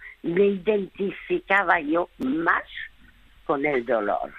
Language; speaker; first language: Spanish; early bilingual, other home language; French